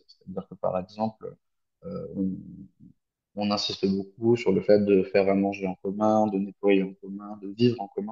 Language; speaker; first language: French; native; French